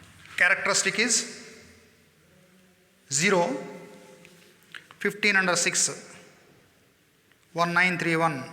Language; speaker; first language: English; non-native, local second language; Kannada